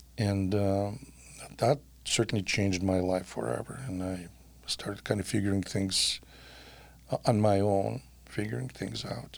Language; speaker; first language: English; non-native, fluent; Russian